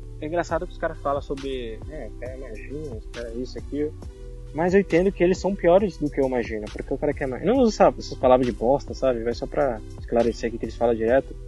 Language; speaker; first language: Portuguese; native; Portuguese